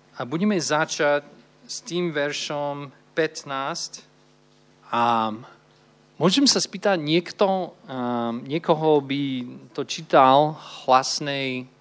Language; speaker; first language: Slovak; non-native, fluent; English